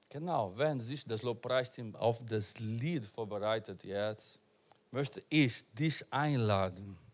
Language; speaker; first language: German; non-native, learner; Portuguese